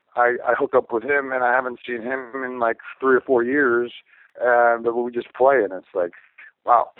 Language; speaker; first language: English; native; English